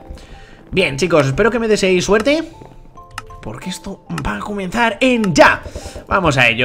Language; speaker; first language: Spanish; native; Spanish